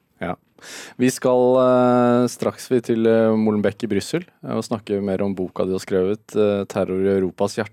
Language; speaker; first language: Norwegian; native; Norwegian